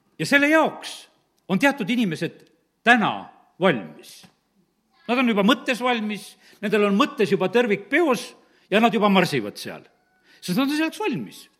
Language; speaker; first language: Estonian; native; Estonian